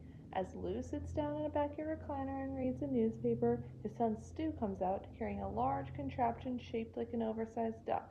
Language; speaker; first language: English; native; English